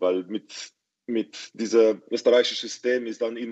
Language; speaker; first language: German; non-native, fluent; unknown